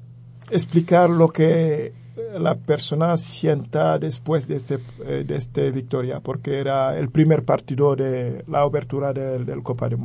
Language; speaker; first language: Spanish; non-native, fluent; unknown